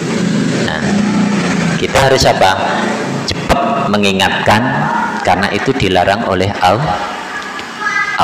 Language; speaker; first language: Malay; non-native, local second language; Javanese